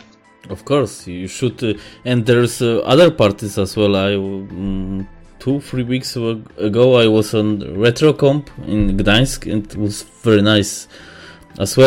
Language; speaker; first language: English; non-native, fluent; Polish